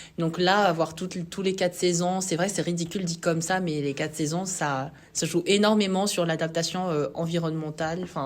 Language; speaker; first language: French; non-native, local second language; Malagasy